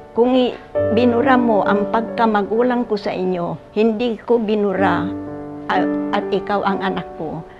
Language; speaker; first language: Filipino; non-native, local second language; Pangasinan